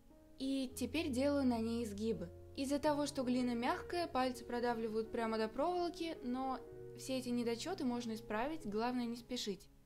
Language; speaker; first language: Russian; native; Russian